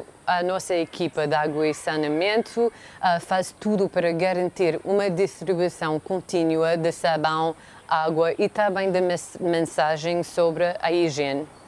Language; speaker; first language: Portuguese; non-native, fluent; English